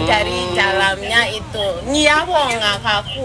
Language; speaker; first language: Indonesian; non-native, fluent; Shona